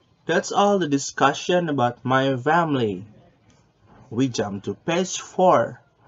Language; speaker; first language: English; non-native, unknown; Indonesian